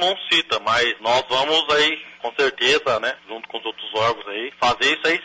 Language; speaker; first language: Portuguese; native; Portuguese